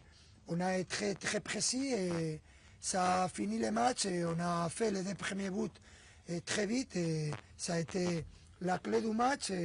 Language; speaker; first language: French; non-native, fluent; Spanish